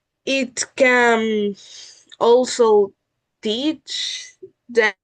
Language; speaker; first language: English; non-native, learner; Spanish